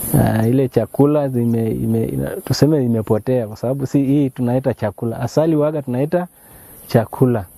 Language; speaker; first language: Swahili; non-native, local second language; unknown